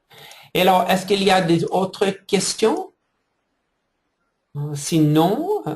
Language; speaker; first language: French; non-native, fluent; English